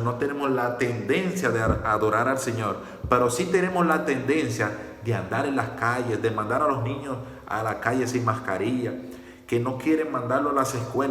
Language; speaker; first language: Spanish; native; Spanish